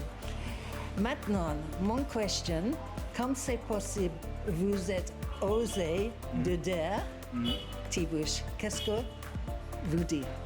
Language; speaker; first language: French; non-native, learner; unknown